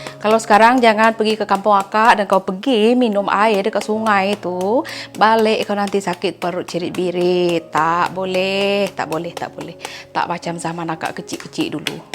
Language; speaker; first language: Malay; non-native, local second language; Iban